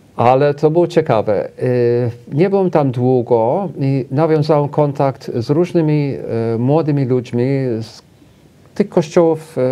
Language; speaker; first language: Polish; non-native, fluent; English